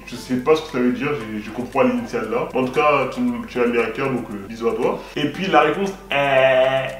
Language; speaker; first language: French; early bilingual, other home language; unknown